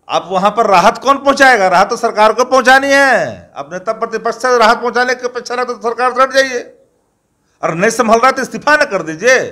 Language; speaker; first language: Hindi; native; Hindi